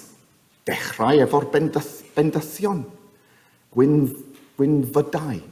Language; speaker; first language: Welsh; non-native, fluent; English